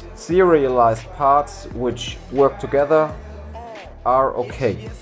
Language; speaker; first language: English; non-native, fluent; German